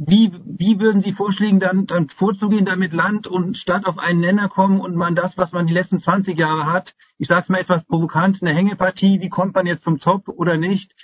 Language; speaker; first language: German; native; German